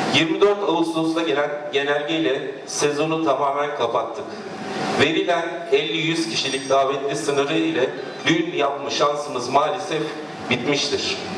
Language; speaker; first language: Turkish; native; Turkish